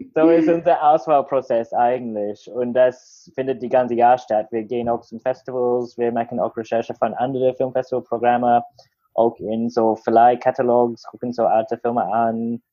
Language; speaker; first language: German; non-native, learner; English